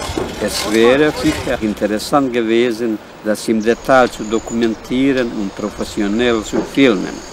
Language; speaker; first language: German; non-native, fluent; Bosnian